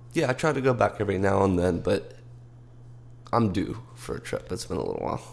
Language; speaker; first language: English; early bilingual, heritage; English